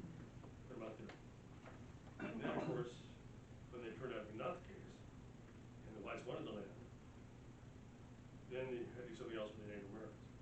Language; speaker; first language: English; native; English